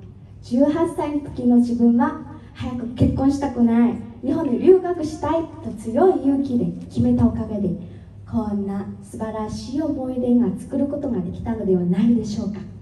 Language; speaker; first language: Japanese; non-native, fluent; Vietnamese